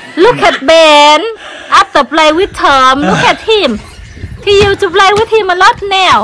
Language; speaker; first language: English; non-native, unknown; Vietnamese